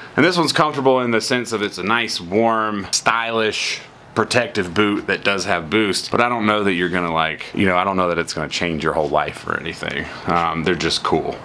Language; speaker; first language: English; native; English